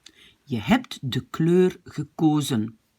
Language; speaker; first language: Dutch; non-native, fluent; French